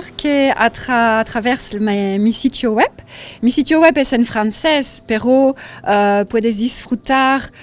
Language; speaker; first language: Spanish; non-native, learner; French